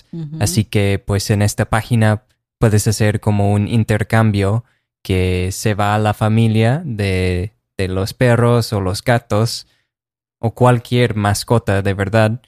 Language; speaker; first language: Spanish; non-native, fluent; English